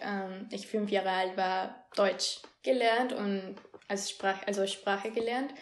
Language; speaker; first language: German; non-native, fluent; Spanish